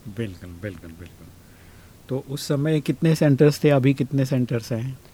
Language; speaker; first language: Hindi; native; Hindi